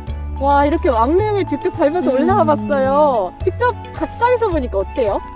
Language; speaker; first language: Korean; native; Korean